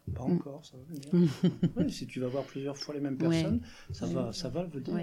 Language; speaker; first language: French; native; French